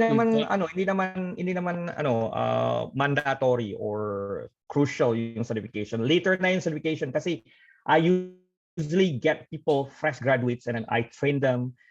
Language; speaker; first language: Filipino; non-native, fluent; Indonesian